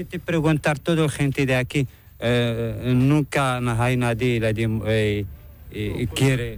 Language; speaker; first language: Spanish; non-native, learner; Arabic